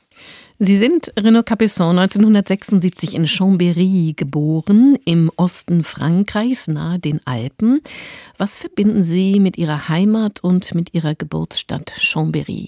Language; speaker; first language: German; native; German